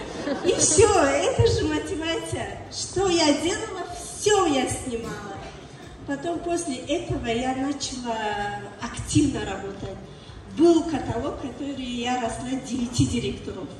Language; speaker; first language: Russian; non-native, learner; Tajik